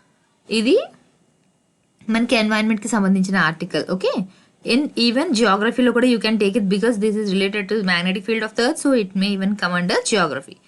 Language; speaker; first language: Telugu; native; Telugu